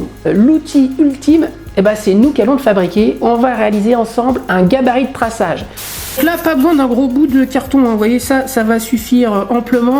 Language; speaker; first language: French; native; French